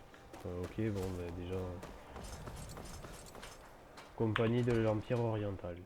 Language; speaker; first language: French; native; French